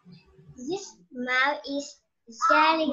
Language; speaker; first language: English; non-native, learner; Vietnamese